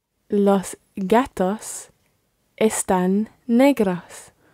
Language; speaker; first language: Spanish; non-native, learner; English